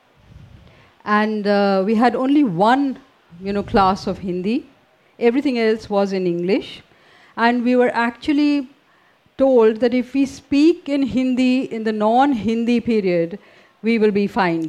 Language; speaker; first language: English; non-native, local second language; Hindi